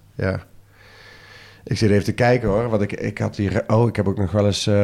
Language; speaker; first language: Dutch; native; Dutch